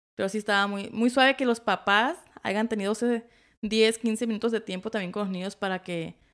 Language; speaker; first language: Spanish; early bilingual, heritage; Spanish